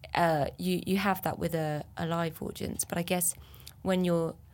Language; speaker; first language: English; early bilingual, other home language; French